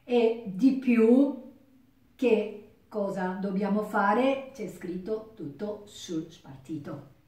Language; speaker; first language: Italian; non-native, learner; Japanese